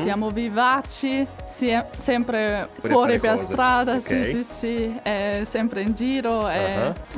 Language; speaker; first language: Italian; non-native, fluent; German